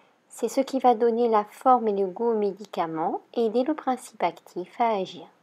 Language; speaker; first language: French; native; French